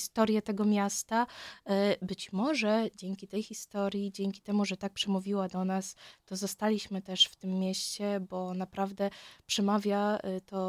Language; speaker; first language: Polish; non-native, fluent; Ukrainian